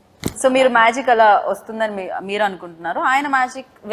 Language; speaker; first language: Telugu; native; Telugu